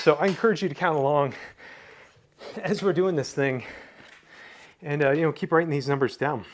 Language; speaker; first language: English; native; English